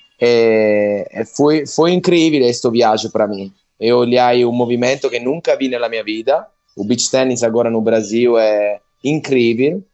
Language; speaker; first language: Portuguese; non-native, learner; Italian